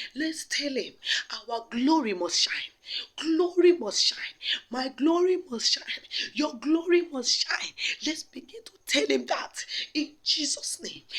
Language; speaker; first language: English; non-native, local second language; Yoruba